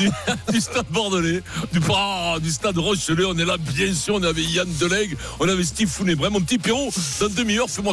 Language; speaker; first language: French; native; French